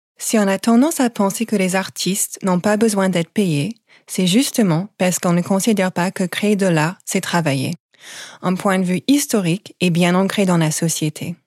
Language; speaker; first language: French; non-native, fluent; English